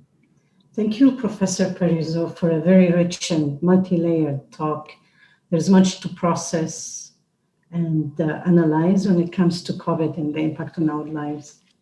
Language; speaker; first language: English; non-native, fluent; Arabic